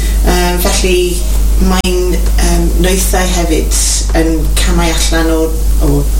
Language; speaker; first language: Welsh; non-native, local second language; English